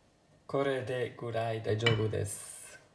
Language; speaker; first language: Japanese; non-native, learner; Italian